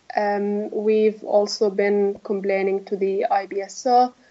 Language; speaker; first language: English; non-native, fluent; Arabic